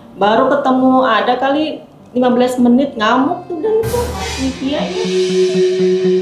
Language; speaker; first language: Indonesian; non-native, local second language; Sundanese